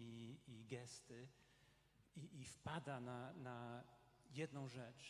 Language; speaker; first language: Polish; non-native, fluent; English